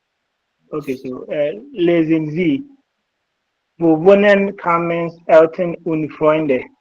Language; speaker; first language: German; non-native, learner; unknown